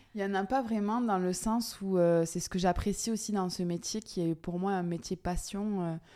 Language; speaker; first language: French; native; French